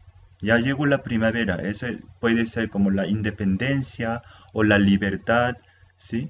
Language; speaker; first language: Spanish; non-native, fluent; Korean